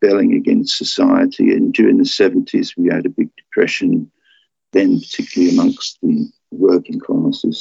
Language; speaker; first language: English; native; English